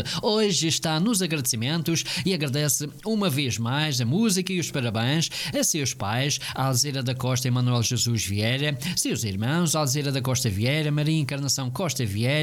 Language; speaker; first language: Portuguese; native; Portuguese